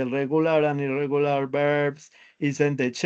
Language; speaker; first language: English; non-native, learner; Spanish